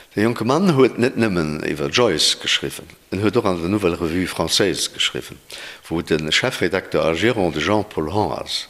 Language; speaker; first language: Luxembourgish; native; Luxembourgish